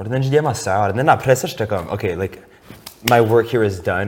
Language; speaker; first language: English; non-native, local second language; French